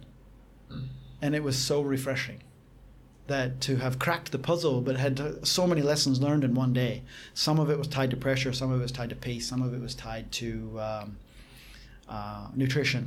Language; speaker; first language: English; native; English